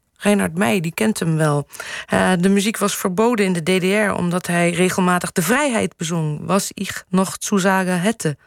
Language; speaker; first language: Dutch; native; Dutch